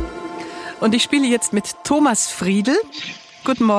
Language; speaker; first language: German; native; German